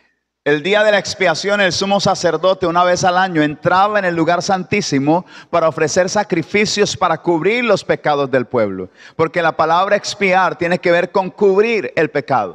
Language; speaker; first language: Spanish; native; Spanish